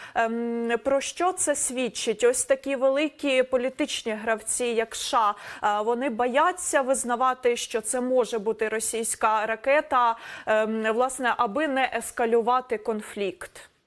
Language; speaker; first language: Ukrainian; native; Ukrainian